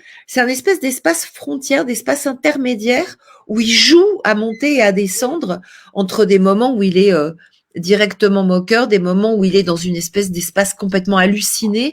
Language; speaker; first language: French; native; French